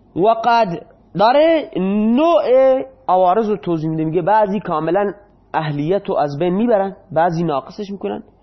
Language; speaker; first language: Persian; non-native, local second language; Baluchi